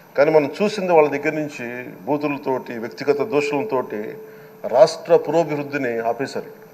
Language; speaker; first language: Telugu; native; Telugu